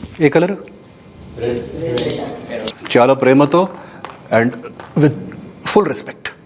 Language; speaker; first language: Telugu; non-native, fluent; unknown